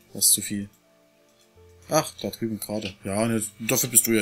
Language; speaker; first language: German; native; German